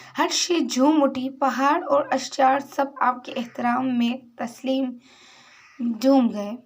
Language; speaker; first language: Urdu; non-native, local second language; Sindhi